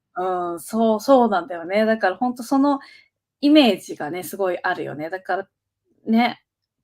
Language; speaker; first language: Japanese; native; Japanese